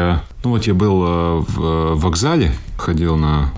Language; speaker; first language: Russian; non-native, local second language; Latvian